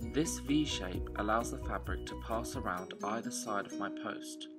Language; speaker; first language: English; native; English